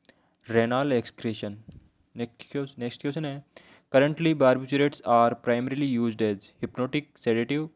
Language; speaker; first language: Hindi; native; Hindi